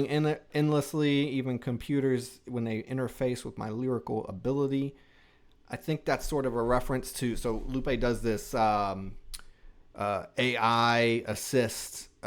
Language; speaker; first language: English; native; English